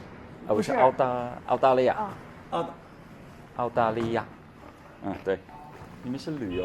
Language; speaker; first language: Chinese; non-native, learner; English